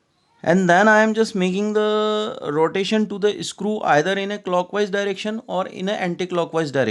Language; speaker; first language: English; non-native, local second language; Hindi